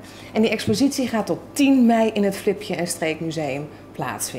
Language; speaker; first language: Dutch; native; Dutch